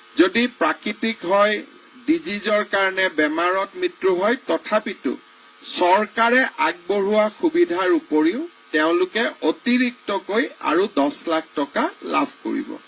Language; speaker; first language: Assamese; native; Assamese